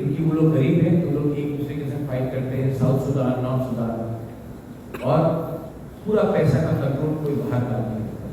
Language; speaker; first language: Hindi; non-native, local second language; Kok Borok